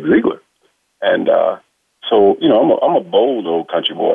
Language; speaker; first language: English; native; English